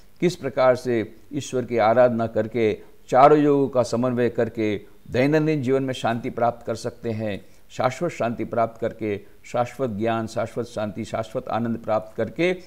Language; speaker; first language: Hindi; non-native, local second language; Gujarati